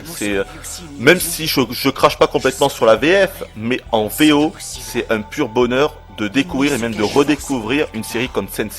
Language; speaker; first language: French; native; French